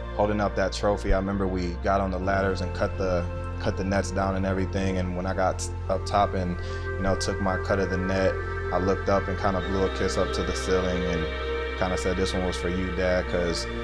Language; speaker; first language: English; native; English